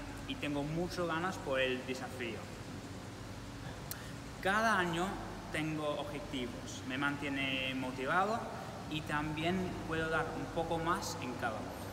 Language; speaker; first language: Spanish; non-native, learner; English